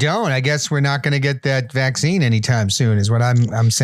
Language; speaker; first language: English; native; English